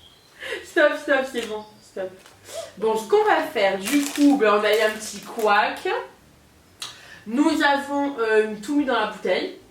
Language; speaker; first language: French; native; French